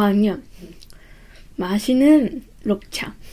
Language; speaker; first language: Korean; early bilingual, heritage; Korean